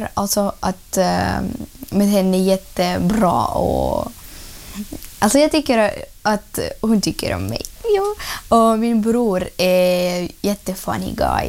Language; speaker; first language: Swedish; non-native, learner; Russian